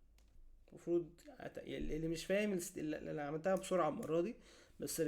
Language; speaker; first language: Arabic; native; Arabic